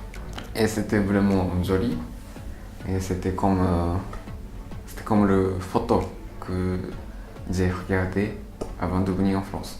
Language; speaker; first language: French; non-native, learner; Japanese